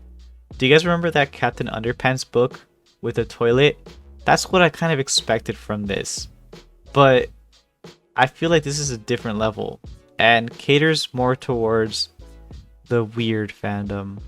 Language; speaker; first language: English; native; English